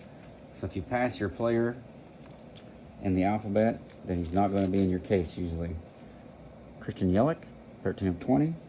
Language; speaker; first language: English; native; English